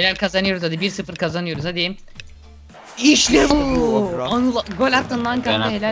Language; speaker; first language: Turkish; native; Turkish